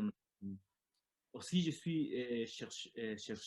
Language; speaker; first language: French; non-native, learner; Spanish